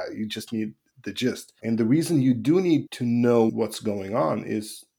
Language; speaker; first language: English; non-native, fluent; Russian